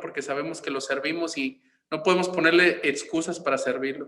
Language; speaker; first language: Spanish; native; Spanish